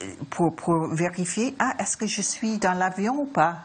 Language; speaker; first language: French; non-native, fluent; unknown